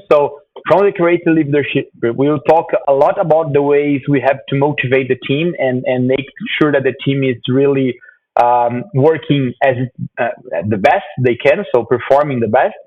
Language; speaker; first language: English; non-native, fluent; Portuguese